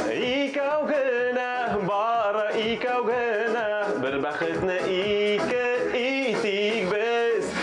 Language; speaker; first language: Tatar; early bilingual, other home language; Armenian